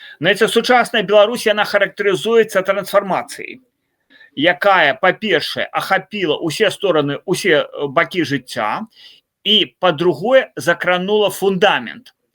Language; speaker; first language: Belarusian; native; Belarusian